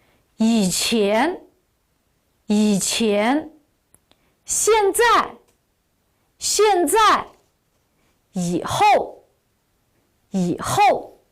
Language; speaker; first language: Chinese; non-native, local second language; Uyghur